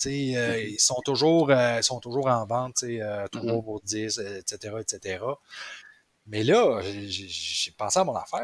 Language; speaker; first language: French; native; French